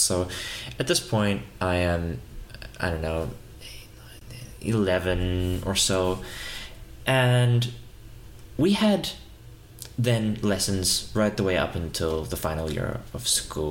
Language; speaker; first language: English; native; English